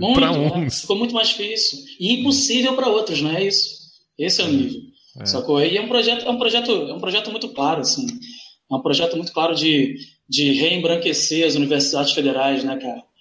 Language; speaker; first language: Portuguese; native; Portuguese